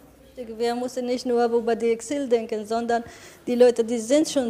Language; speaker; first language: German; non-native, fluent; Persian